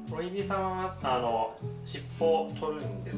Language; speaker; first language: Japanese; non-native, learner; Thai